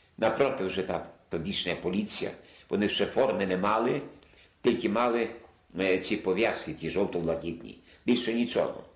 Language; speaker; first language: Ukrainian; non-native, local second language; Polish